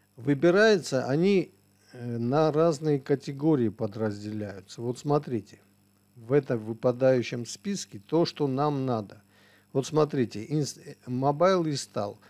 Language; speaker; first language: Russian; non-native, local second language; Armenian